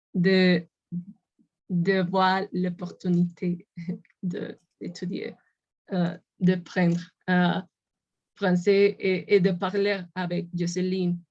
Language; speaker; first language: French; non-native, learner; Spanish